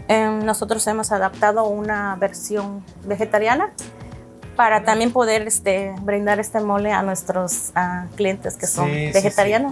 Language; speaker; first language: Spanish; native; Spanish